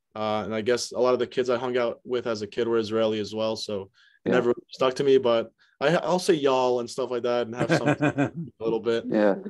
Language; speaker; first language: English; native; English